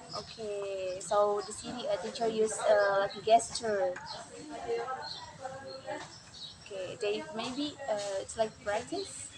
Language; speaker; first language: English; non-native, learner; Indonesian